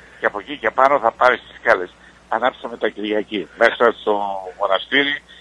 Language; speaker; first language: Greek; native; Greek